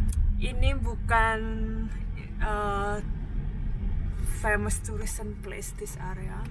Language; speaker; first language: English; non-native, fluent; Indonesian